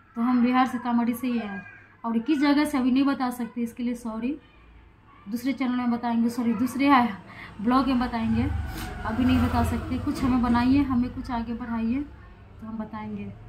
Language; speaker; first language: Hindi; native; Hindi